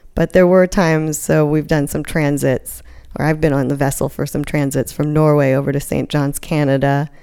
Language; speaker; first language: English; native; English